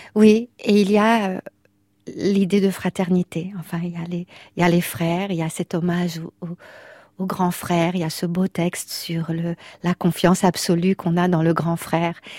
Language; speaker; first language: French; non-native, fluent; Portuguese